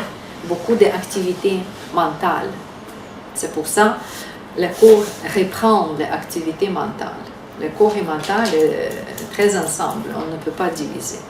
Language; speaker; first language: French; non-native, fluent; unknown